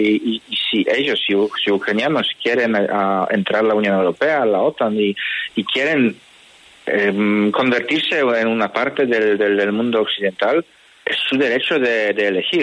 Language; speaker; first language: Spanish; non-native, fluent; Polish